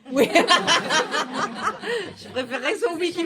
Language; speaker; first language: French; native; French